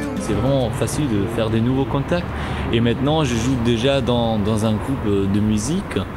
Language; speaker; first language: French; non-native, fluent; German